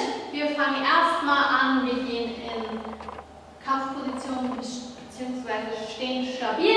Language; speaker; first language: German; native; German